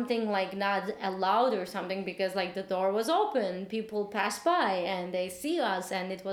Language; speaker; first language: English; non-native, fluent; Turkish